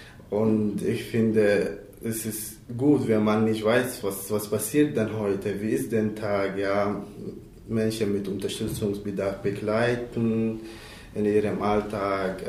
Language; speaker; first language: German; non-native, learner; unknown